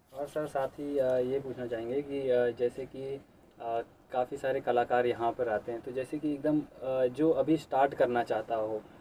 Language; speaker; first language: Hindi; native; Hindi